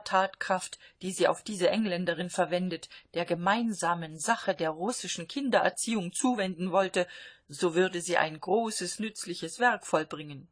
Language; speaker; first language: German; native; German